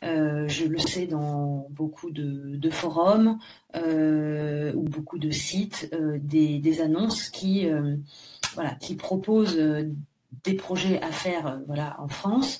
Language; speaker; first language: French; native; French